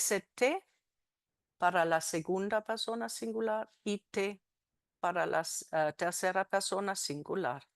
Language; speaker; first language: Spanish; non-native, fluent; German